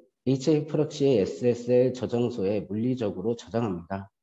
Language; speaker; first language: Korean; native; Korean